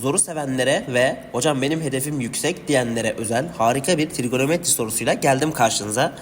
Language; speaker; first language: Turkish; native; Turkish